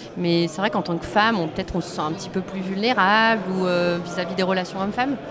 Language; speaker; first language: French; native; French